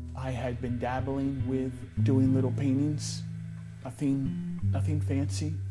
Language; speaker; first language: English; native; English